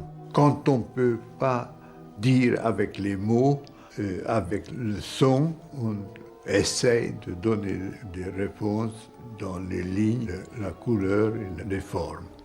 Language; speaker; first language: French; non-native, fluent; Hungarian